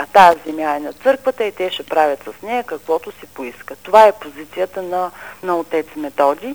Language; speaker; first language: Bulgarian; native; Bulgarian